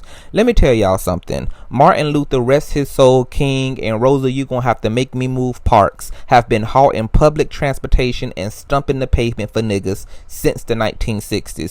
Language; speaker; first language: English; native; English